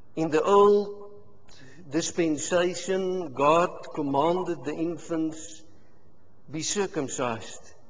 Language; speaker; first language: English; non-native, local second language; Afrikaans